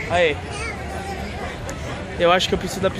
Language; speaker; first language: Portuguese; native; Portuguese